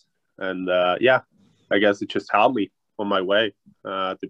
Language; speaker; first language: English; non-native, fluent; Swiss German